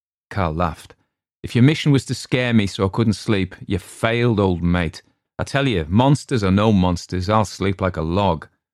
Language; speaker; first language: English; native; English